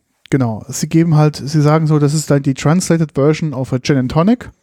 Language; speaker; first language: German; native; German